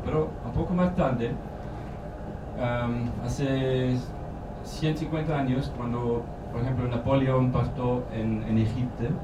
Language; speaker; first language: Spanish; non-native, learner; German